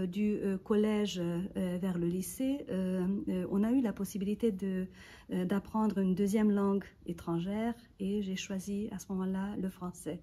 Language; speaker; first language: French; non-native, fluent; Hungarian